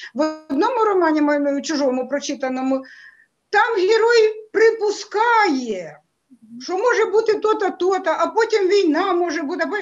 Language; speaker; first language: Ukrainian; native; Ukrainian